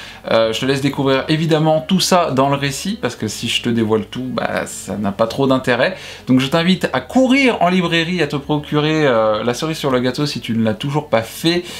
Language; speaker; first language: French; native; French